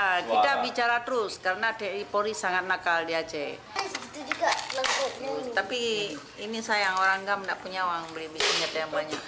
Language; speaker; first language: Indonesian; non-native, local second language; Achinese